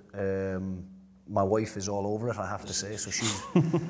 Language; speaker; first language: English; native; English